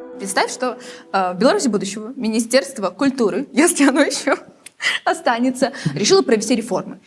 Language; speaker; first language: Russian; native; Russian